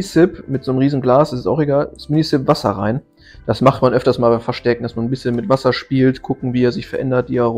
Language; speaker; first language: German; native; German